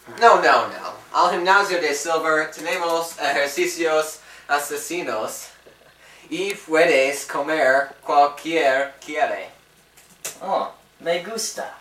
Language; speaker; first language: Spanish; non-native, learner; English